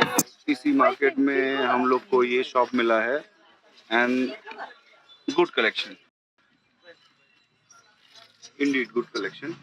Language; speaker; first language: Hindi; non-native, local second language; Bangla